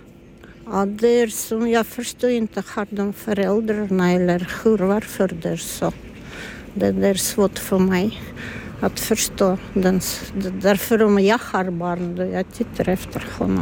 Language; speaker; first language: Swedish; non-native, learner; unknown